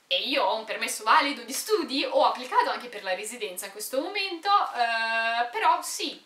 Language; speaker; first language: Italian; non-native, local second language; Romanian